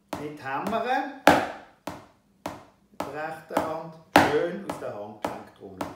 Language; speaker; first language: German; native; German